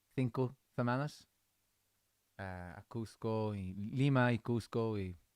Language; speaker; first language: Spanish; non-native, learner; English